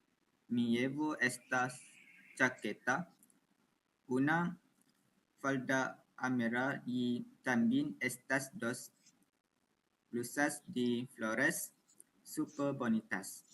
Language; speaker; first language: Spanish; non-native, learner; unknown